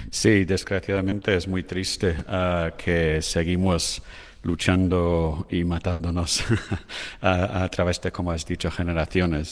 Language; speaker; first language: Spanish; non-native, fluent; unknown